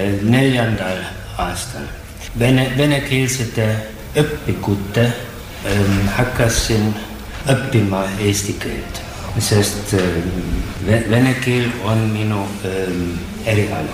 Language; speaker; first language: Estonian; non-native, learner; German